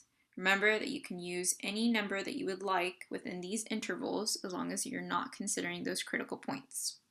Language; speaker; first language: English; native; English